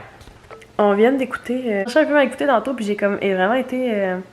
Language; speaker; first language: French; native; French